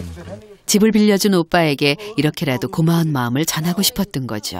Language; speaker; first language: Korean; native; Korean